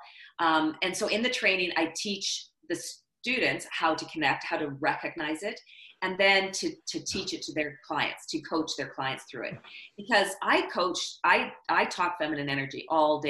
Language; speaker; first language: English; native; English